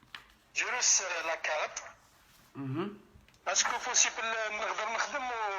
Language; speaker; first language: French; non-native, local second language; Arabic